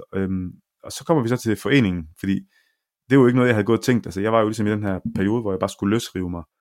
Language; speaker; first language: Danish; early bilingual, other home language; Arabic